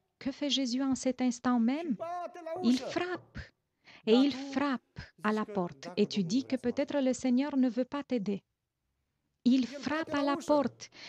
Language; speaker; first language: French; non-native, fluent; Romanian